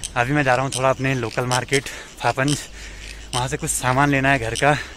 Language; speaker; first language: Hindi; native; Hindi